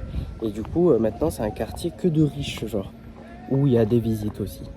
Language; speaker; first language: French; native; French